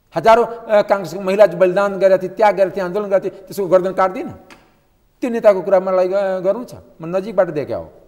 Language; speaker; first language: Nepali; non-native, local second language; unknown